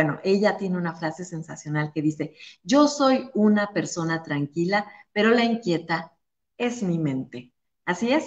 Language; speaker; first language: Spanish; native; Spanish